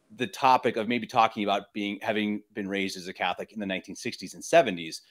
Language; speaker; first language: English; native; English